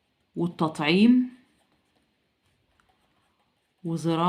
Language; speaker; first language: Arabic; native; Arabic